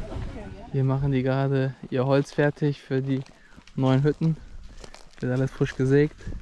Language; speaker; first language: German; native; German